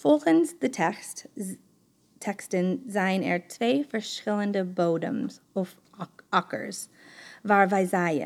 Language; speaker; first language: Dutch; non-native, fluent; English